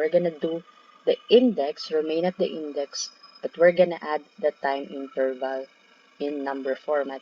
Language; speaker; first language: English; non-native, local second language; Filipino